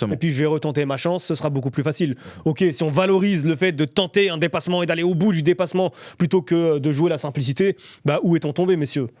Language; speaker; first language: French; native; French